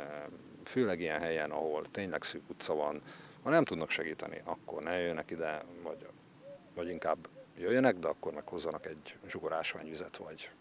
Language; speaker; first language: Hungarian; native; Hungarian